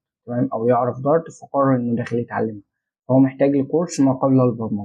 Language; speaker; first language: Arabic; native; Arabic